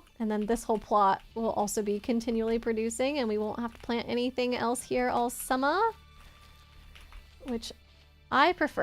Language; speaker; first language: English; native; English